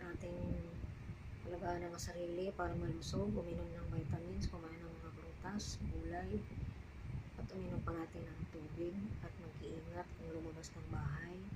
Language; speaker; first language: Filipino; non-native, local second language; Cebuano